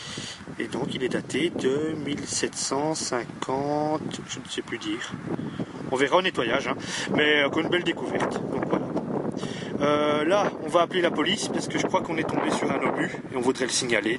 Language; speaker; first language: French; native; French